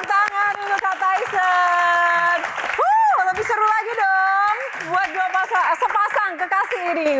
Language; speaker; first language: Indonesian; native; Indonesian